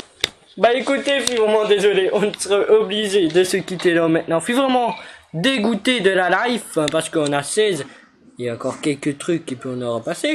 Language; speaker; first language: French; native; French